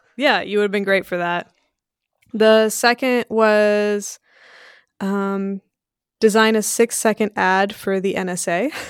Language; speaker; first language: English; early bilingual, other home language; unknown